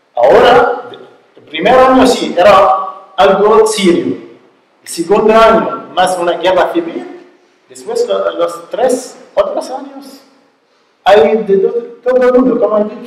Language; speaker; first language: Spanish; non-native, learner; Arabic